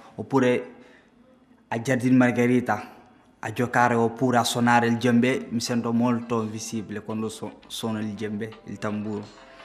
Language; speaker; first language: Italian; non-native, learner; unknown